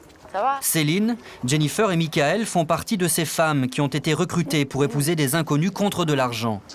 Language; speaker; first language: French; native; French